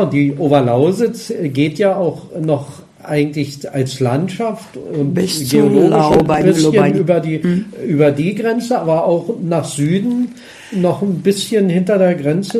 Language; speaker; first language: German; native; German